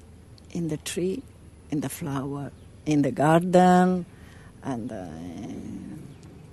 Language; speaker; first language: English; non-native, learner; Italian